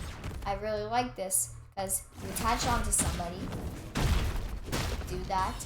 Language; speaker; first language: English; native; English